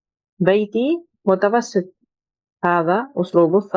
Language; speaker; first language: Arabic; non-native, fluent; Urdu